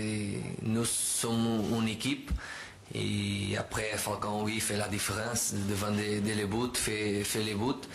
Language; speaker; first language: French; non-native, learner; Portuguese